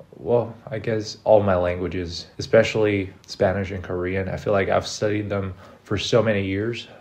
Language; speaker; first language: English; non-native, fluent; Chinese